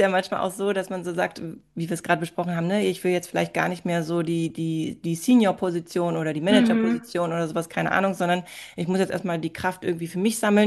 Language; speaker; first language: German; native; German